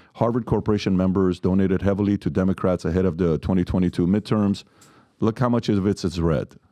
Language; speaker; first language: English; non-native, fluent; Persian